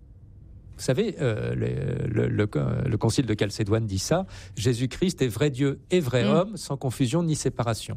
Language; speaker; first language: French; native; French